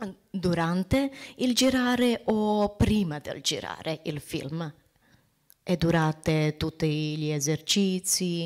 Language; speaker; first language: Italian; non-native, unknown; Serbian